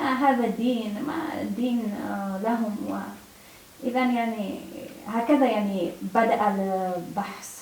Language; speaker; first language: Arabic; non-native, learner; Czech